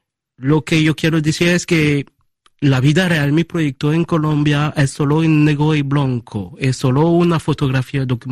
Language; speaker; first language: Spanish; early bilingual, heritage; Spanish